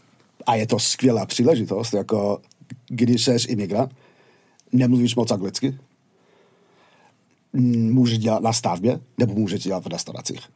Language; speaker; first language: Czech; non-native, fluent; English